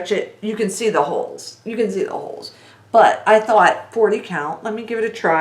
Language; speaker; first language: English; native; English